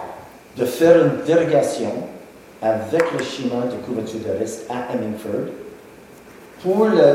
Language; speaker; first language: French; non-native, local second language; English